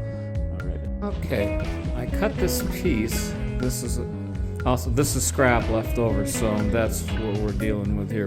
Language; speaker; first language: English; native; English